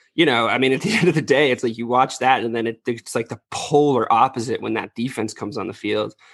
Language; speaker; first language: English; native; English